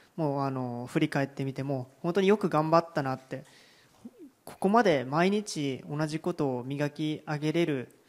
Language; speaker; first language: Japanese; native; Japanese